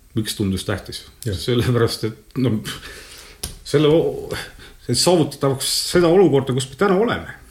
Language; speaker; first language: Estonian; native; Estonian